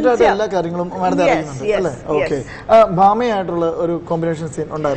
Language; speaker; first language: Malayalam; native; Malayalam